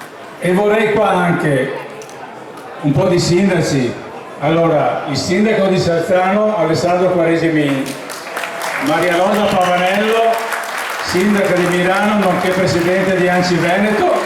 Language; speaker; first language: Italian; native; Italian